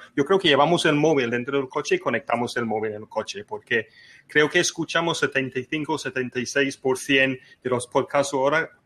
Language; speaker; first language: Spanish; non-native, fluent; English